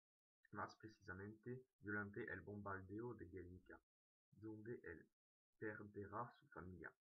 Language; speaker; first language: Spanish; non-native, learner; French